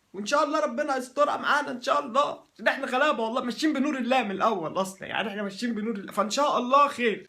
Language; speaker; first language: Arabic; native; Arabic